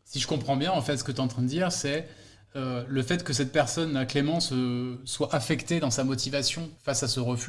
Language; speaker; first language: French; native; French